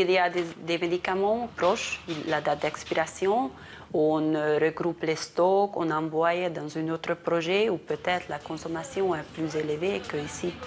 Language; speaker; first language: French; non-native, fluent; Hungarian